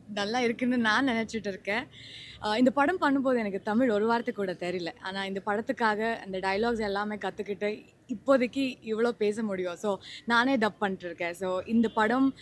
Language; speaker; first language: Tamil; non-native, learner; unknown